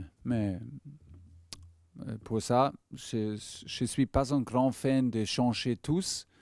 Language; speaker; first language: French; non-native, fluent; German